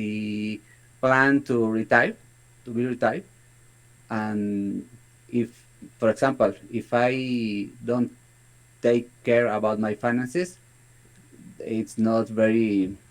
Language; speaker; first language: English; non-native, learner; Spanish